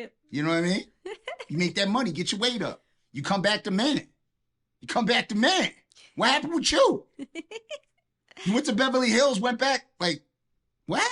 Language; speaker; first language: English; native; English